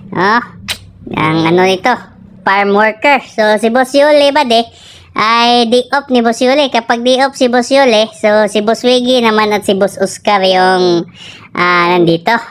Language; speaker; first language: Filipino; non-native, local second language; Cebuano